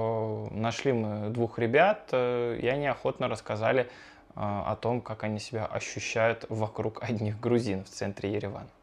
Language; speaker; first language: Russian; native; Russian